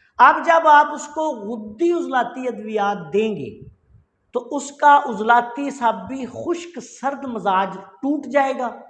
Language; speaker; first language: Urdu; non-native, local second language; Punjabi